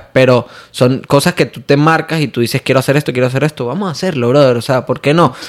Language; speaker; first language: Spanish; native; Spanish